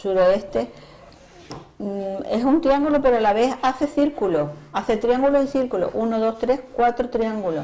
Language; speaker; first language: Spanish; native; Spanish